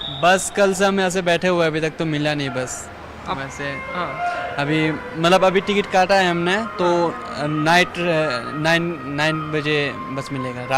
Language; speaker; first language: Hindi; non-native, local second language; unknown